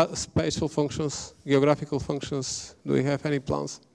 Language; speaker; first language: English; non-native, fluent; Bulgarian